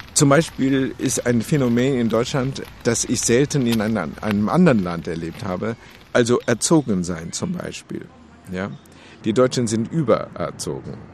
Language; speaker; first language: German; non-native, fluent; Chinese